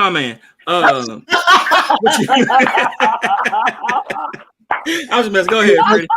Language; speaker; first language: English; native; English